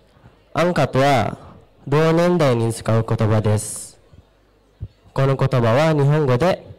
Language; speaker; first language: Japanese; non-native, learner; Sundanese